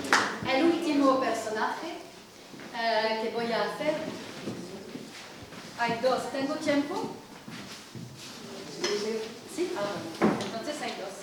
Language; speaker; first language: Spanish; non-native, learner; French